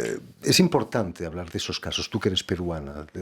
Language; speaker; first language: Spanish; native; Spanish